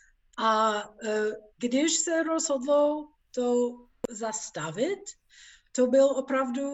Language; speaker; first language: Czech; non-native, fluent; English